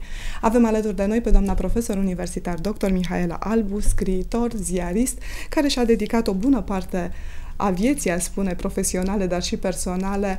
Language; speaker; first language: Romanian; native; Romanian